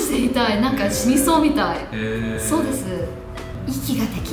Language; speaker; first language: Japanese; non-native, learner; English